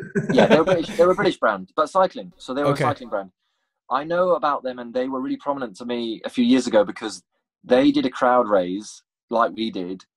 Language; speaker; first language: English; native; English